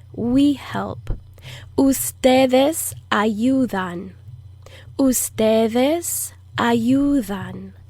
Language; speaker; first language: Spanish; non-native, fluent; English